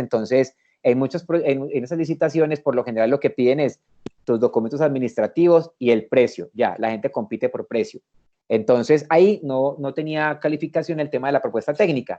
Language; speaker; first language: Spanish; native; Spanish